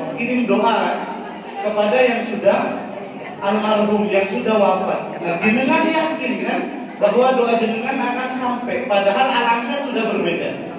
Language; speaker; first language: Indonesian; non-native, local second language; Madurese